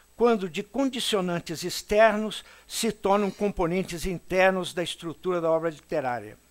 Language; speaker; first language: Portuguese; native; Portuguese